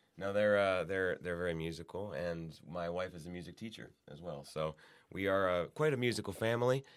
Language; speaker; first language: English; native; English